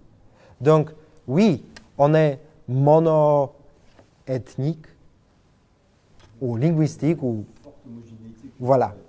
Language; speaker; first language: French; non-native, fluent; Polish